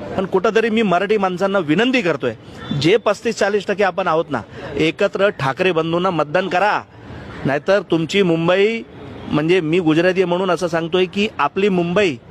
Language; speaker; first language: Marathi; non-native, local second language; Gujarati